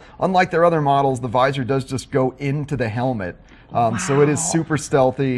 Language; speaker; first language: English; native; English